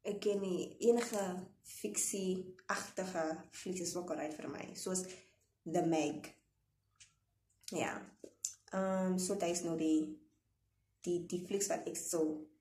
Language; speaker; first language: Afrikaans; non-native, local second language; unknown